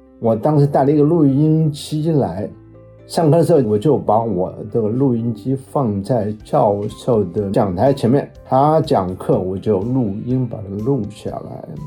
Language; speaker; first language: Chinese; native; Chinese